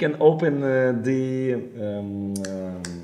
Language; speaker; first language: English; non-native, fluent; Ukrainian